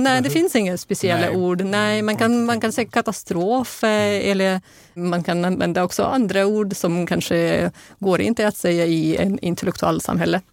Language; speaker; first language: Swedish; non-native, fluent; Russian